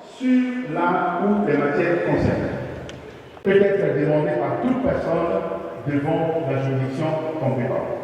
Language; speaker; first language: French; native; French